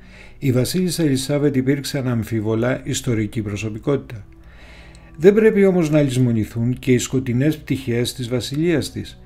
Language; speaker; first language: Greek; native; Greek